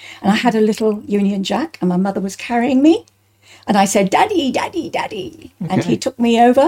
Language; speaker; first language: English; native; English